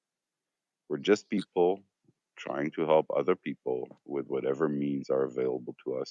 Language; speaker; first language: English; non-native, fluent; Hebrew